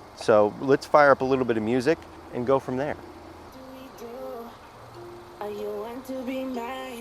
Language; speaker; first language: English; native; English